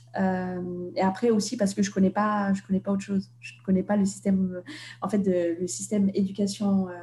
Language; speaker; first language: French; non-native, fluent; Vietnamese